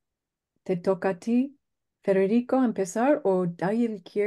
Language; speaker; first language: Spanish; non-native, fluent; English